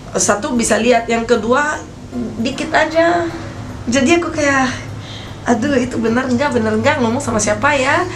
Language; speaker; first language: Indonesian; non-native, fluent; Portuguese